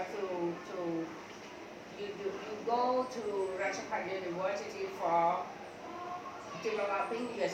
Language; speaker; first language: English; non-native, learner; Thai